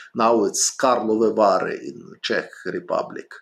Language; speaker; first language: English; non-native, fluent; Ukrainian